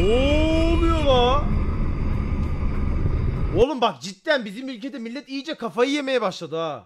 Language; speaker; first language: Turkish; native; Turkish